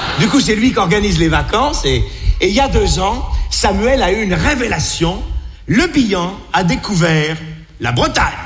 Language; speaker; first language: French; native; French